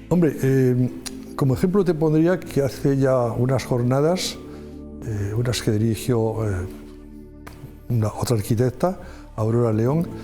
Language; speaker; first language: Spanish; native; Spanish